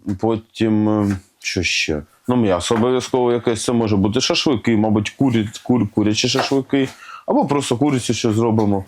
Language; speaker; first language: Ukrainian; non-native, local second language; Russian